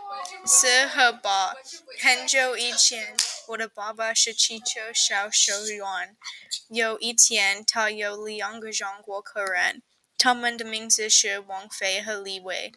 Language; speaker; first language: Chinese; non-native, learner; English